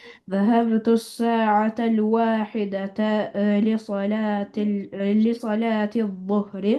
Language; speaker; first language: Arabic; non-native, learner; Albanian